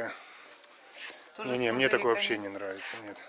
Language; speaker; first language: Russian; native; Russian